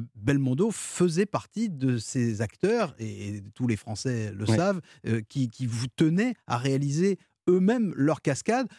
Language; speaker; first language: French; native; French